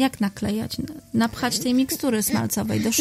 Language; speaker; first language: Polish; native; Polish